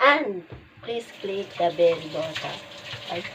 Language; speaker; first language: English; non-native, learner; Filipino